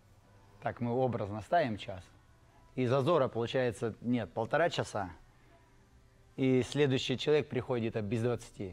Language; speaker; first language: Russian; native; Russian